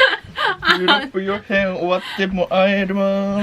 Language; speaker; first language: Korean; non-native, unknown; Japanese